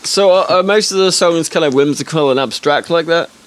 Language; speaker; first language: English; native; English